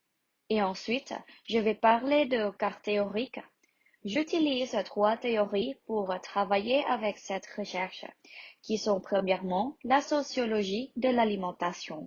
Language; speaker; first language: French; non-native, learner; Thai